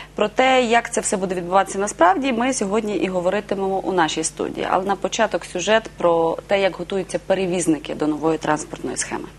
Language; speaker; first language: Ukrainian; native; Ukrainian